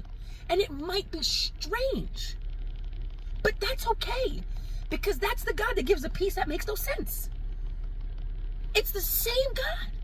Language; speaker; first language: English; native; English